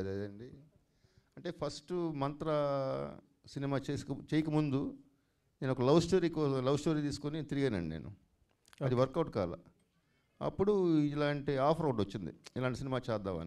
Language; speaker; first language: Telugu; native; Telugu